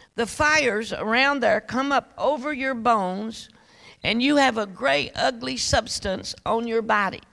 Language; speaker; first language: English; native; English